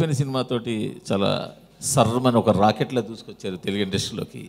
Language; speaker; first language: Telugu; native; Telugu